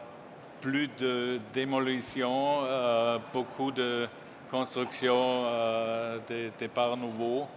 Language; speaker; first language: French; non-native, learner; German